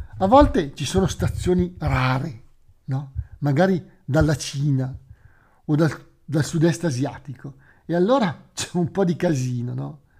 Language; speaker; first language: Italian; native; Italian